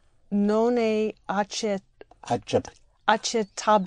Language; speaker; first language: Italian; non-native, learner; English